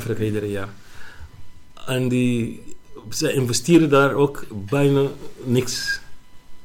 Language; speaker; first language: Dutch; non-native, learner; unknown